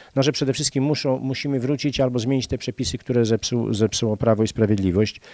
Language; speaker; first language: Polish; native; Polish